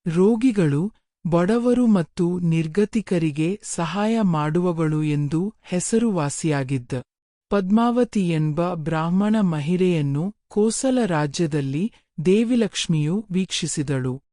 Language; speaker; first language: Kannada; native; Kannada